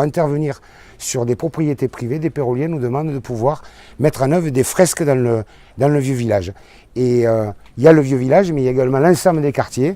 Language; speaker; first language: French; native; French